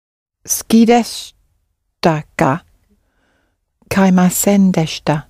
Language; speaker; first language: Japanese; non-native, learner; English